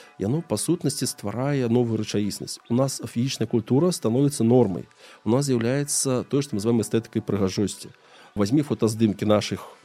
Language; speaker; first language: Belarusian; non-native, local second language; Russian